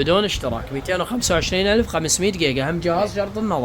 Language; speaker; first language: Arabic; native; Arabic